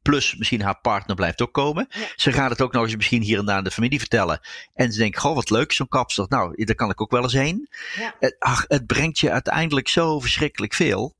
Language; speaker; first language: Dutch; native; Dutch